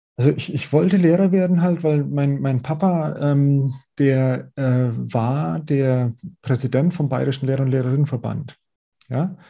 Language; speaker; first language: German; native; German